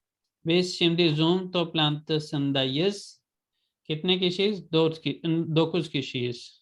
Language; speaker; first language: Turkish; non-native, fluent; Urdu